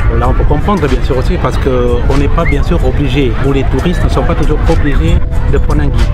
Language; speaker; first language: French; non-native, fluent; Balinese